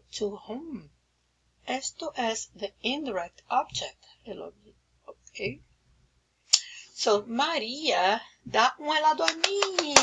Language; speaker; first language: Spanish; non-native, fluent; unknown